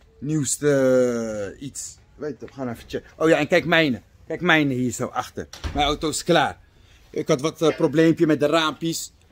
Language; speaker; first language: Dutch; non-native, fluent; Arabic